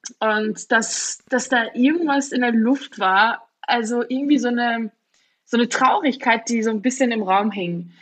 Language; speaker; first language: German; early bilingual, other home language; Georgian